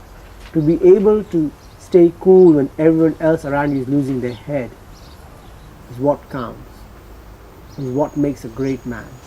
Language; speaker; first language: English; early bilingual, heritage; Gujarati